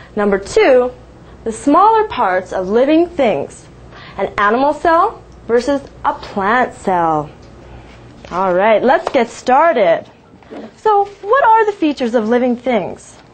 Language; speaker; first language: English; native; English